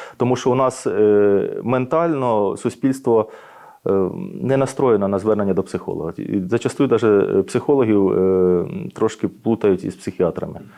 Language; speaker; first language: Ukrainian; native; Ukrainian